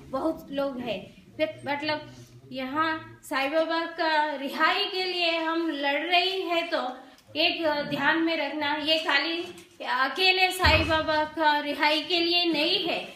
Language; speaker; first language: Hindi; non-native, fluent; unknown